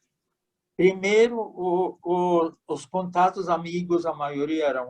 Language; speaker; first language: Portuguese; non-native, fluent; Hungarian